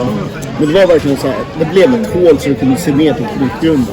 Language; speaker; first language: Swedish; native; Swedish